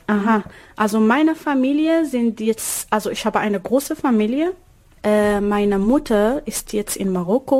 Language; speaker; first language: German; non-native, learner; Arabic